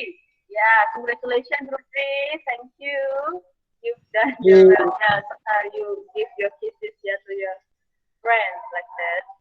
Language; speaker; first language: English; non-native, fluent; Indonesian